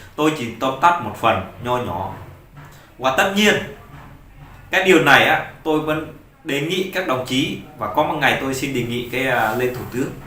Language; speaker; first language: Vietnamese; non-native, local second language; Jarai